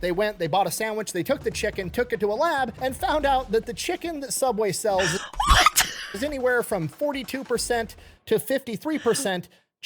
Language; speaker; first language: English; native; English